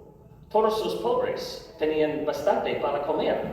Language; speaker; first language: Spanish; non-native, learner; English